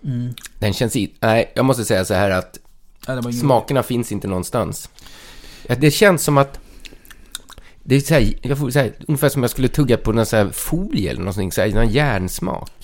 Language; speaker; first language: Swedish; native; Swedish